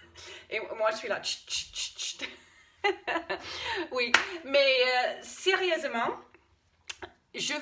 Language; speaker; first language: French; non-native, fluent; English